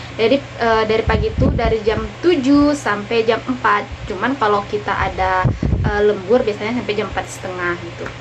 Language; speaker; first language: Indonesian; native; Indonesian